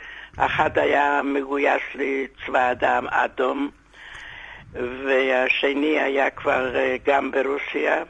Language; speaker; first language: Hebrew; non-native, fluent; Yiddish